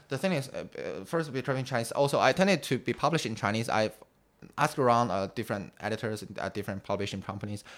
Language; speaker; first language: English; non-native, fluent; Chinese